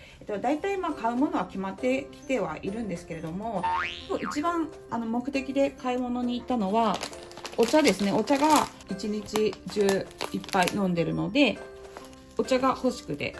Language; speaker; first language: Japanese; native; Japanese